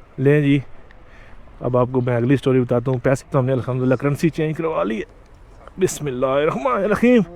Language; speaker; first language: Urdu; native; Urdu